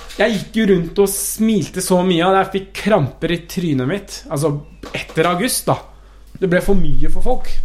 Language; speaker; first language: Norwegian; non-native, local second language; Persian